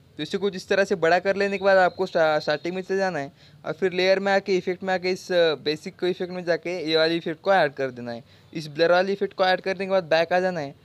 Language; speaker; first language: Hindi; non-native, local second language; Marathi